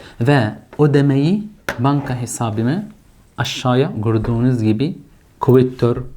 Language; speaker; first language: Turkish; non-native, fluent; Arabic